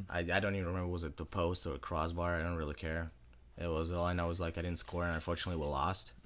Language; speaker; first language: English; non-native, fluent; Russian